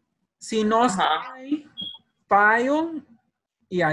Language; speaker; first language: Spanish; early bilingual, heritage; Spanish